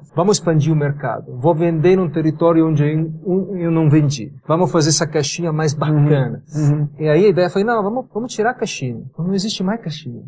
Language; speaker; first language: Portuguese; non-native, fluent; Italian